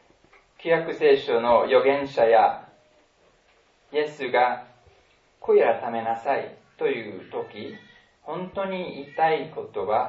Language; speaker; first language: Japanese; non-native, fluent; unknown